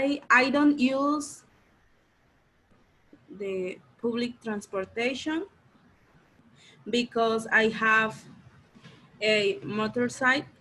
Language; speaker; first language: English; non-native, learner; Spanish